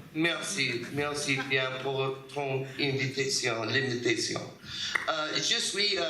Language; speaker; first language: French; non-native, learner; English